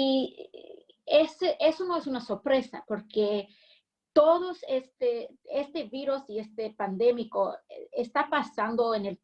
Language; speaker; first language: Spanish; early bilingual, heritage; English